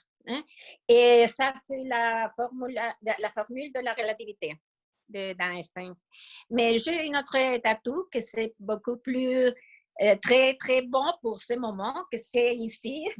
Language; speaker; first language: French; non-native, fluent; Spanish